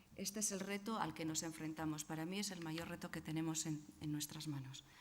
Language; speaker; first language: Spanish; non-native, local second language; Basque